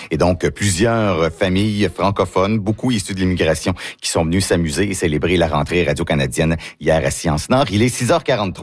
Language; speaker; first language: French; native; French